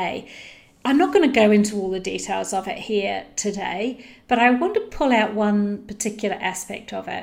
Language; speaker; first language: English; native; English